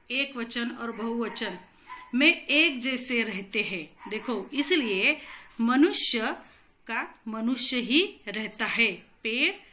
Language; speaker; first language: Hindi; non-native, local second language; Marathi